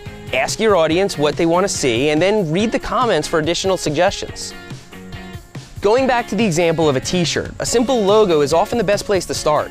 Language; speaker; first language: English; native; English